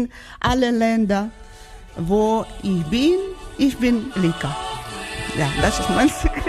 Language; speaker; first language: German; non-native, learner; Georgian